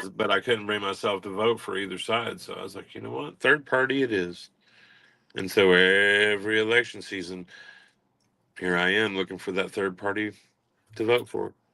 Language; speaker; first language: English; native; English